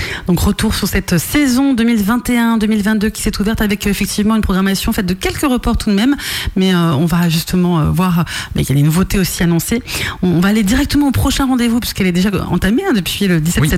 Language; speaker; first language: French; native; French